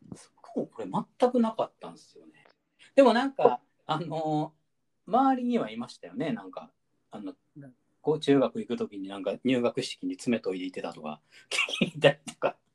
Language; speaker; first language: Japanese; native; Japanese